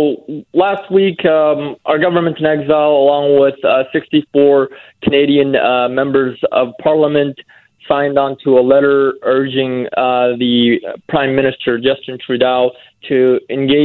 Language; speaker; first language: English; native; English